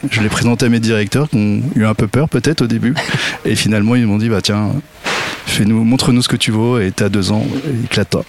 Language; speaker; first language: French; native; French